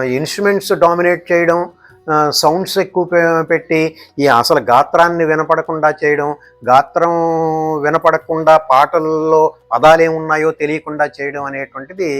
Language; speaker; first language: Telugu; native; Telugu